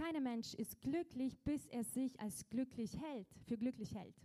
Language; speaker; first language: German; non-native, fluent; Russian